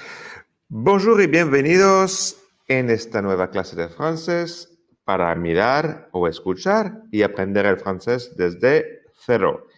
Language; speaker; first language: Spanish; non-native, fluent; French